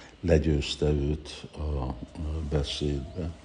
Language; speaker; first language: Hungarian; early bilingual, heritage; Hungarian